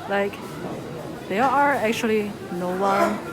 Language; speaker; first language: English; non-native, fluent; Chinese